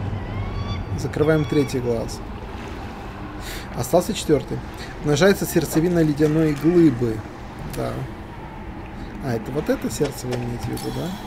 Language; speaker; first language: Russian; native; Russian